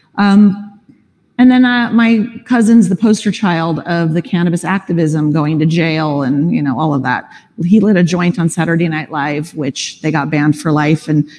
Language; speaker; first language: English; native; English